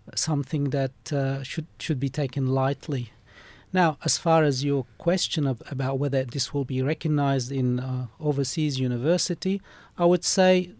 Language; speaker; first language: English; early bilingual, other home language; Arabic